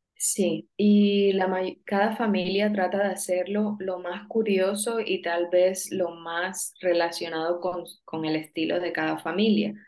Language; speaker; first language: Spanish; native; Spanish